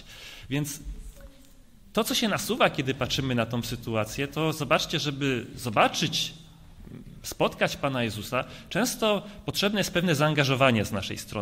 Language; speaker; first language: Polish; native; Polish